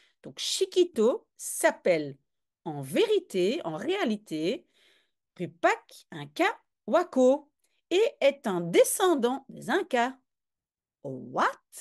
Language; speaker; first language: French; native; French